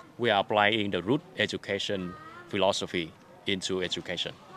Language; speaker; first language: English; non-native, fluent; Vietnamese